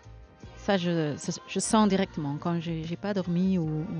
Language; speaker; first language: French; non-native, learner; Dutch